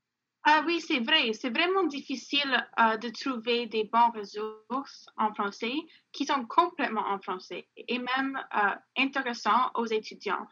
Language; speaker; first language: French; non-native, local second language; English